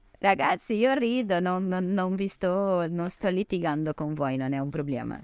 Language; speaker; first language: Italian; non-native, fluent; Portuguese